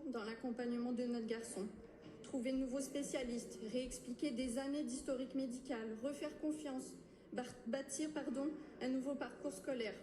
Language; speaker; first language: French; native; French